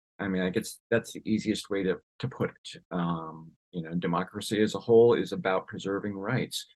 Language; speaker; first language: English; native; English